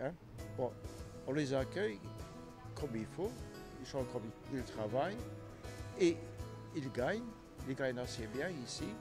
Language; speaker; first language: French; non-native, local second language; Luxembourgish